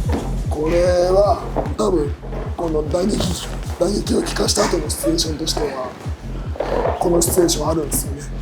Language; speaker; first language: Japanese; native; Japanese